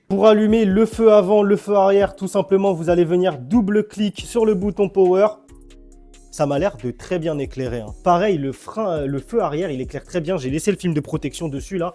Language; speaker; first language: French; native; French